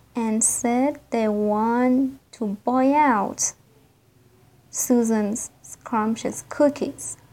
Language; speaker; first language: English; non-native, fluent; Persian